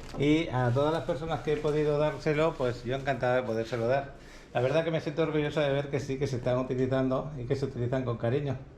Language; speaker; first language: Spanish; native; Spanish